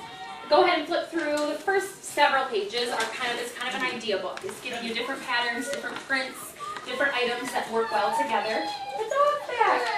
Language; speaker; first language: English; native; English